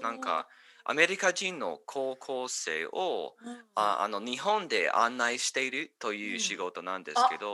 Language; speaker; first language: Japanese; non-native, learner; English